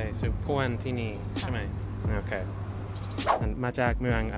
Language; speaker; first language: Thai; non-native, learner; English